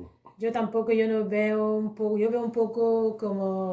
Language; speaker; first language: Spanish; non-native, fluent; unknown